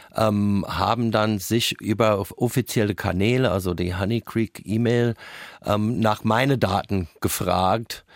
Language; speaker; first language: German; non-native, fluent; English